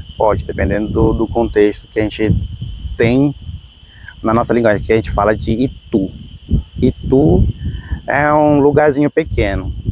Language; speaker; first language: Portuguese; non-native, local second language; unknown